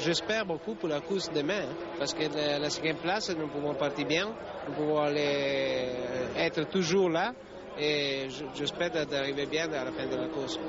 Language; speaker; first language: French; non-native, learner; Italian